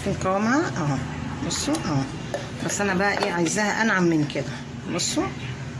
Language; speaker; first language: Arabic; native; Arabic